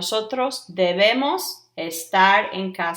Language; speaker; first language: Spanish; non-native, fluent; English